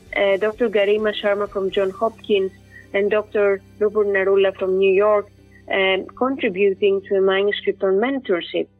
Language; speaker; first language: English; non-native, fluent; Greek